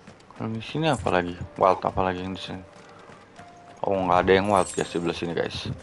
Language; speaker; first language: Indonesian; native; Indonesian